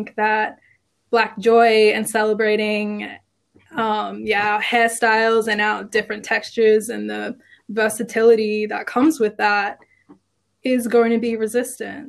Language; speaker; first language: English; native; English